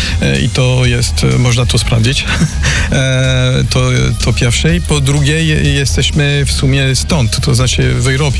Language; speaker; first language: Polish; non-native, learner; French